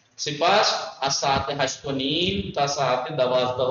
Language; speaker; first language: Persian; non-native, fluent; Urdu